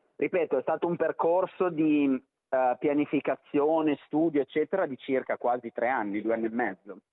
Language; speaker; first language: Italian; native; Italian